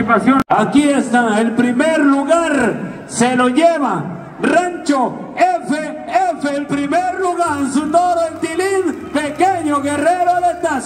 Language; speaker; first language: Spanish; native; Spanish